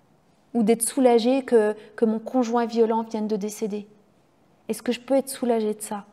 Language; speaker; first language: French; native; French